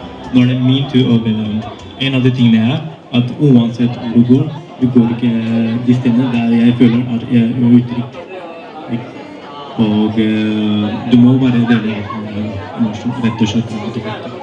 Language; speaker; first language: Norwegian; non-native, fluent; Hindi